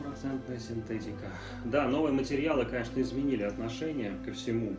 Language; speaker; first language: Russian; native; Russian